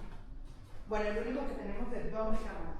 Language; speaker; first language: Spanish; native; Spanish